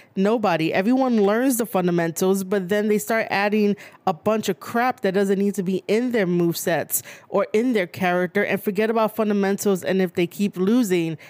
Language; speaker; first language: English; native; English